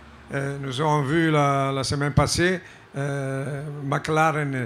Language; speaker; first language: French; non-native, fluent; Italian